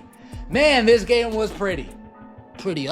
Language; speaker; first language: English; native; English